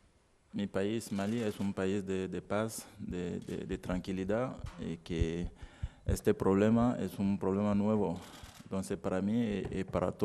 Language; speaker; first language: Spanish; non-native, learner; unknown